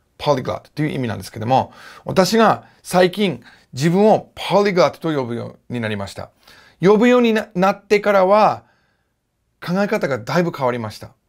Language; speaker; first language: Japanese; non-native, fluent; English